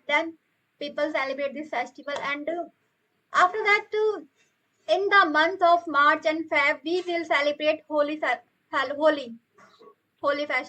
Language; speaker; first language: English; non-native, local second language; Hindi